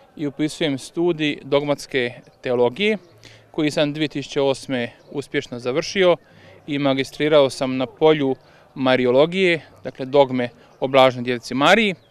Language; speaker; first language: Croatian; native; Croatian